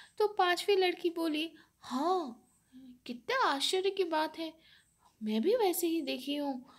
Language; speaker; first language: Hindi; non-native, local second language; Bangla